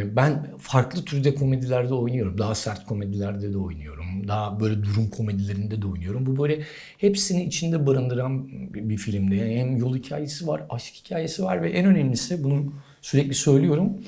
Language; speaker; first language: Turkish; native; Turkish